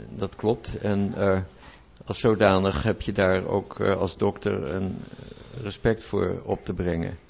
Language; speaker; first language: Dutch; native; Dutch